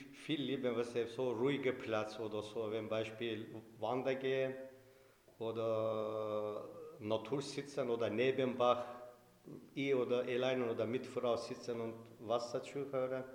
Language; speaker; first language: German; non-native, learner; Turkish